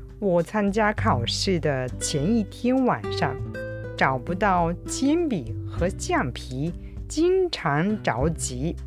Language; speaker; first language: Chinese; non-native, fluent; Japanese